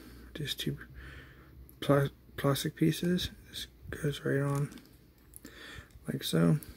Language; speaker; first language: English; native; English